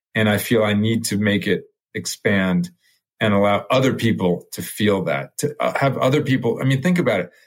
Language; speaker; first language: English; early bilingual, other home language; French